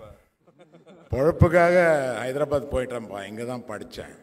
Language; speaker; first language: Tamil; non-native, local second language; Telugu